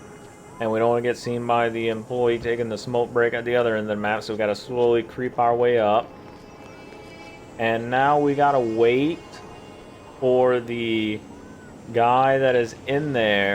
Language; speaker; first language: English; native; English